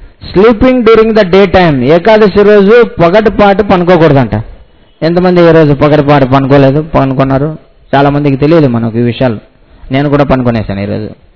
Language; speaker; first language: Telugu; non-native, fluent; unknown